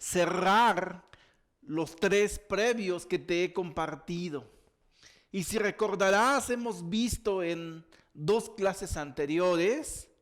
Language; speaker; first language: Spanish; native; Spanish